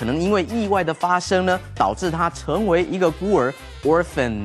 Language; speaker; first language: Chinese; native; Chinese